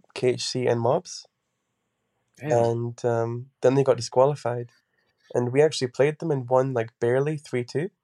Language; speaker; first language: English; native; English